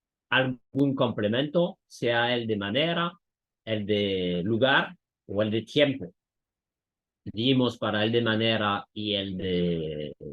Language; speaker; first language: Spanish; non-native, fluent; French